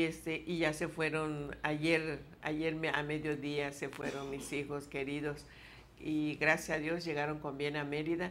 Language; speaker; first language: Spanish; native; Spanish